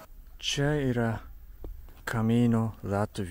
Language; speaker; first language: Lithuanian; non-native, learner; Japanese